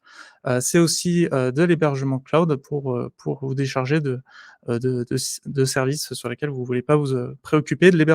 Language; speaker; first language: French; native; French